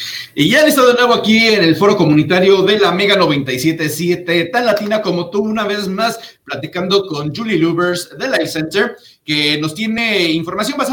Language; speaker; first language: Spanish; native; Spanish